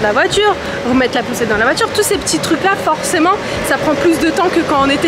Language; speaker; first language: French; native; French